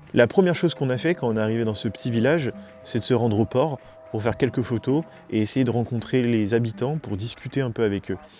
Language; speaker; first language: French; native; French